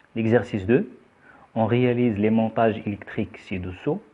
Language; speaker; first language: French; non-native, local second language; Arabic